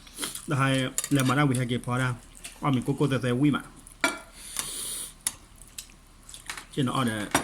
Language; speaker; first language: Norwegian; non-native, learner; S'gaw Karen